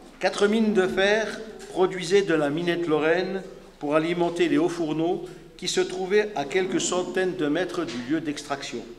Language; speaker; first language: French; native; French